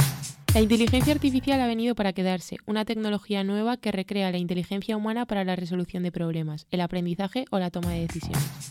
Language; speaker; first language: Spanish; native; Spanish